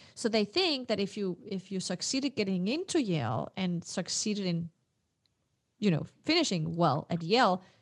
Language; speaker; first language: English; non-native, fluent; Danish